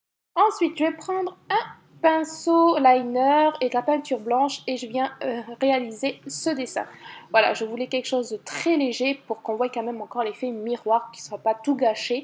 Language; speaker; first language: French; native; French